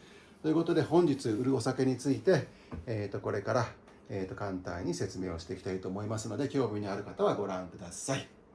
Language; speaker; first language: Japanese; native; Japanese